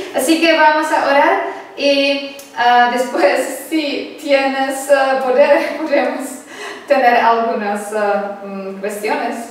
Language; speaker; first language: Spanish; non-native, learner; Czech